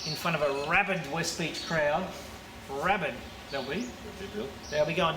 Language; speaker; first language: English; native; English